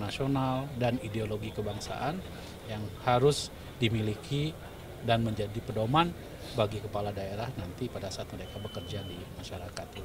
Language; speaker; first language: Indonesian; native; Indonesian